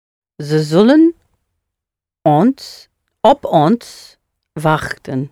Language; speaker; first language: Dutch; non-native, learner; English